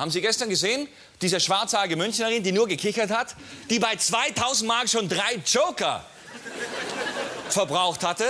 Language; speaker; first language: German; native; German